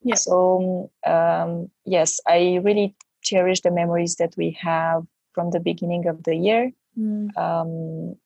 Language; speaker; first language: English; non-native, fluent; Romanian